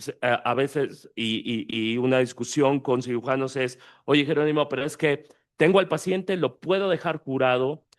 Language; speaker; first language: Spanish; native; Spanish